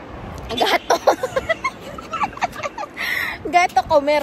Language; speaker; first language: Spanish; non-native, learner; Filipino